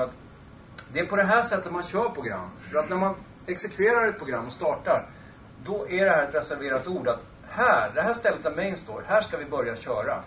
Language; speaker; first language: Swedish; native; Swedish